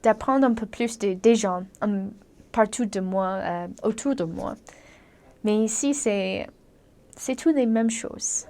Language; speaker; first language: French; non-native, learner; English